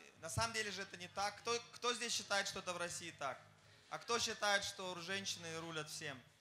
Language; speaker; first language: Russian; non-native, fluent; German